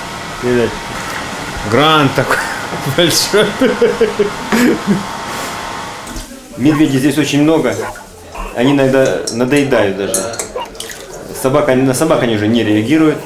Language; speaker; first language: Russian; native; Russian